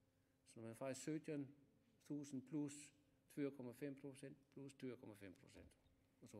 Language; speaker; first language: Danish; non-native, learner; Icelandic